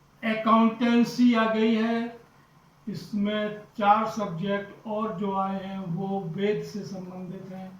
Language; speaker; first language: Hindi; native; Hindi